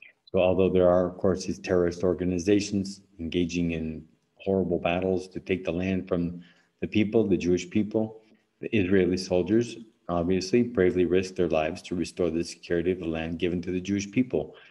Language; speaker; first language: English; native; English